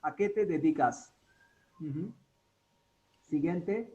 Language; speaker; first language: Spanish; non-native, fluent; Hindi